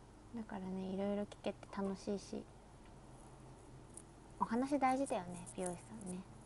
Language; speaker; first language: Japanese; native; Japanese